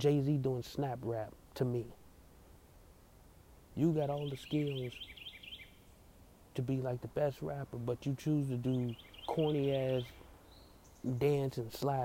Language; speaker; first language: English; native; English